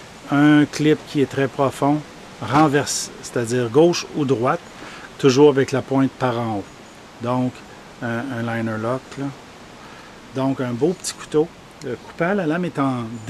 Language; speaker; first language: French; native; French